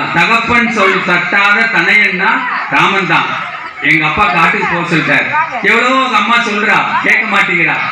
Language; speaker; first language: Tamil; non-native, local second language; Telugu